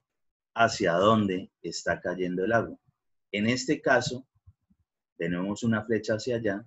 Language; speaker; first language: Spanish; native; Spanish